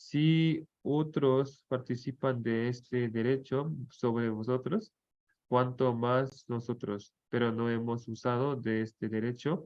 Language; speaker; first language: Spanish; non-native, fluent; Korean